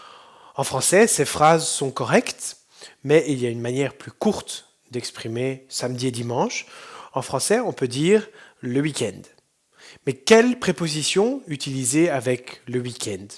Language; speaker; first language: French; non-native, fluent; Dutch